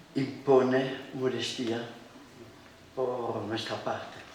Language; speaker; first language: Spanish; non-native, learner; French